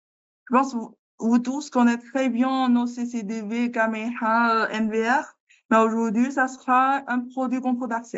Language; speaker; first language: French; non-native, learner; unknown